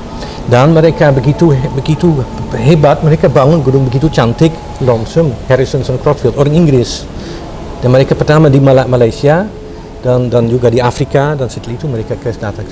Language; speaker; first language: Indonesian; non-native, fluent; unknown